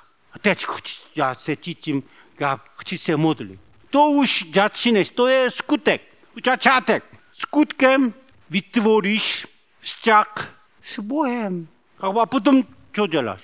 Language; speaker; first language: Czech; non-native, learner; Korean